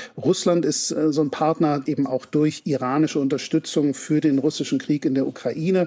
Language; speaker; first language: German; native; German